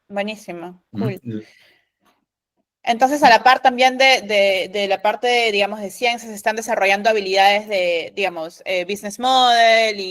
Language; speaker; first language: Spanish; native; Spanish